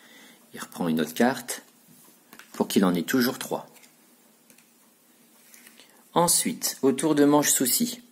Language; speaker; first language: French; native; French